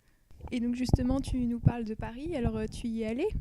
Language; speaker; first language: French; native; French